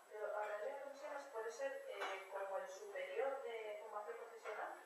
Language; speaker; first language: Spanish; native; Spanish